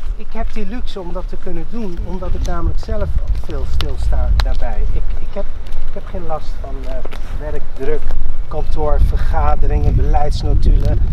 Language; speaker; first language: Dutch; early bilingual, other home language; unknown